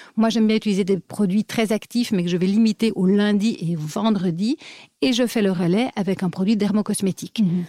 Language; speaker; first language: French; native; French